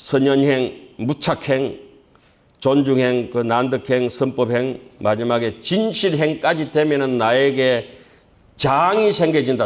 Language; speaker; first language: Korean; native; Korean